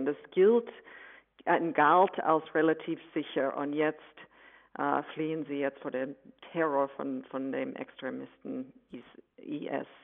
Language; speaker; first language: German; non-native, fluent; English